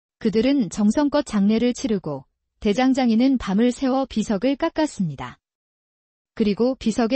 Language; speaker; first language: Korean; native; Korean